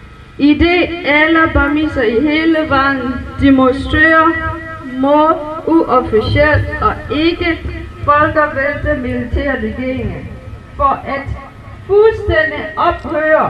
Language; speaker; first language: Danish; non-native, learner; Burmese